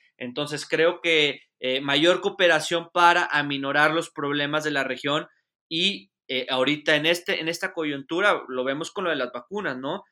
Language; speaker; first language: Spanish; native; Spanish